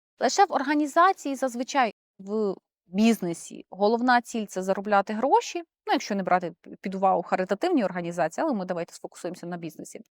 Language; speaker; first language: Ukrainian; non-native, local second language; Russian